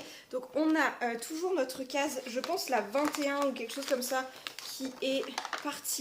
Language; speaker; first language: French; native; French